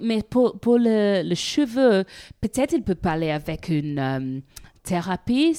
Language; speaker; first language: French; non-native, learner; English